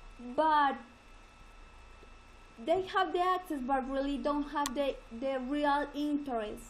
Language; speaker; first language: English; non-native, learner; Spanish